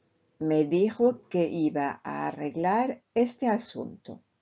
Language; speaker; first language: Spanish; non-native, fluent; French